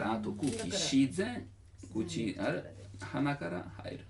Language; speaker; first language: Japanese; non-native, learner; Italian